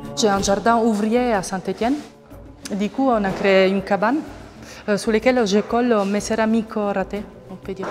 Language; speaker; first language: French; non-native, fluent; Italian